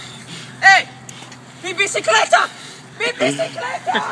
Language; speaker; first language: Spanish; non-native, learner; English